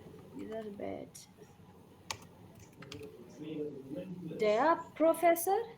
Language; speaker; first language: German; non-native, learner; Urdu